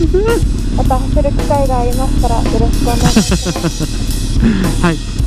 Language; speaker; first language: Japanese; native; Japanese